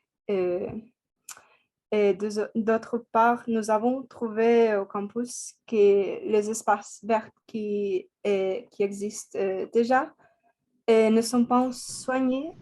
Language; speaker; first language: French; non-native, learner; Spanish